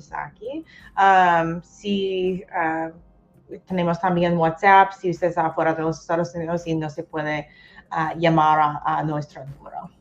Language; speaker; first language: Spanish; non-native, learner; English